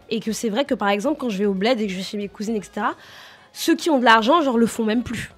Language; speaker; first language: French; native; French